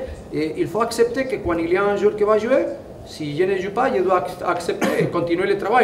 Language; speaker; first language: French; non-native, fluent; Spanish